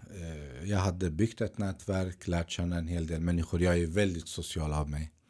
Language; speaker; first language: Swedish; early bilingual, other home language; Arabic